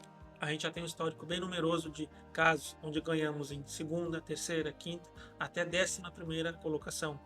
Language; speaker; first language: Portuguese; native; Portuguese